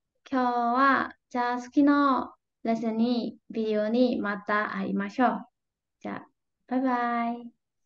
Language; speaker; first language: Japanese; non-native, learner; Burmese